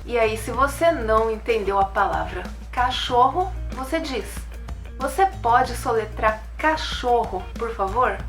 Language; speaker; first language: Portuguese; native; Portuguese